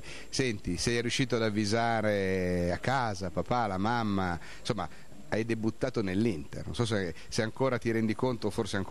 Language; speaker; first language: Italian; native; Italian